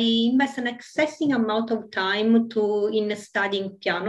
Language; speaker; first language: English; non-native, fluent; Italian